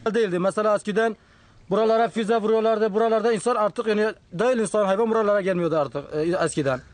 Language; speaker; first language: Turkish; non-native, local second language; Kurdish